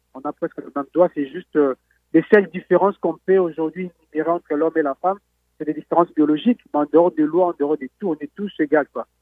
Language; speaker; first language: French; non-native, local second language; Lingala